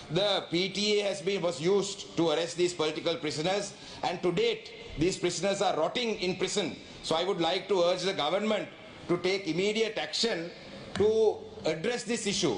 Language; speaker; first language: English; non-native, local second language; Tamil